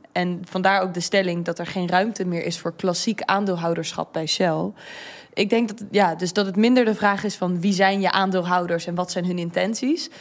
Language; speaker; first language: Dutch; early bilingual, heritage; Dutch